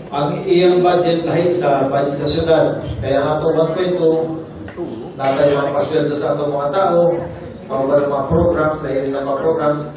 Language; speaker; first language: Cebuano; non-native, local second language; Filipino